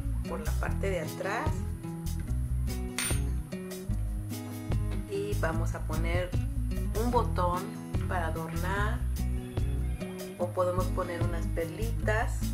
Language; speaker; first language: Spanish; native; Spanish